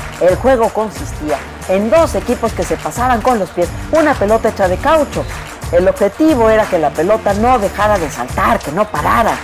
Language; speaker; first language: Spanish; native; Spanish